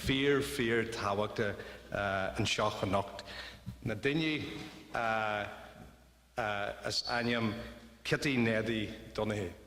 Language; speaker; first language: Irish; non-native, learner; English